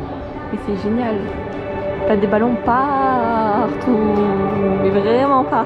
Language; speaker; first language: French; native; French